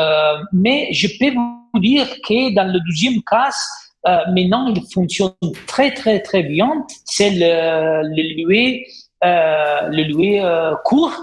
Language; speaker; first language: French; non-native, fluent; Italian